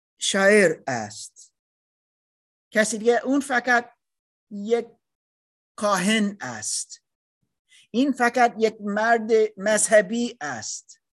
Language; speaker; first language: Persian; non-native, fluent; English